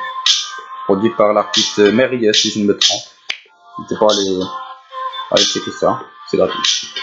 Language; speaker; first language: French; native; French